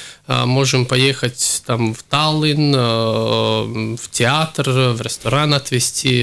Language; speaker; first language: Russian; non-native, local second language; Latvian